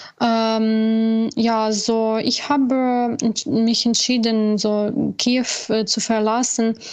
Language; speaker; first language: German; non-native, learner; Ukrainian